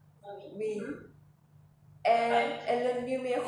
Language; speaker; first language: French; non-native, learner; Vietnamese